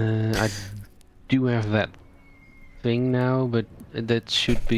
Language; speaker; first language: English; non-native, fluent; French